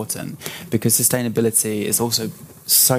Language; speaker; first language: English; native; English